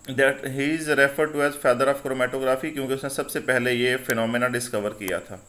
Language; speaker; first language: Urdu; non-native, local second language; Punjabi